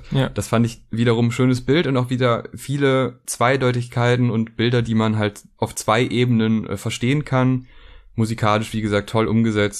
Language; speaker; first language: German; native; German